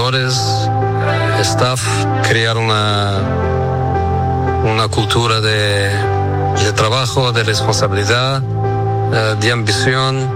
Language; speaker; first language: Spanish; non-native, fluent; Portuguese